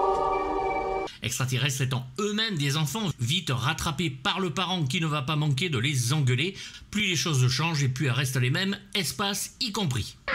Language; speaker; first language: French; native; French